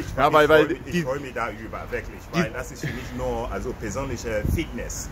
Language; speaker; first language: German; non-native, fluent; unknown